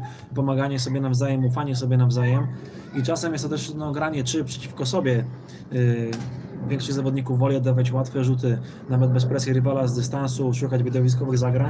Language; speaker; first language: Polish; native; Polish